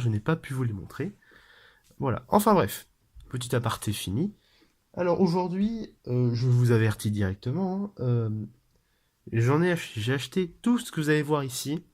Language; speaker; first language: French; native; French